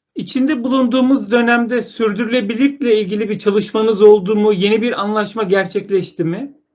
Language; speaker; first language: Turkish; native; Turkish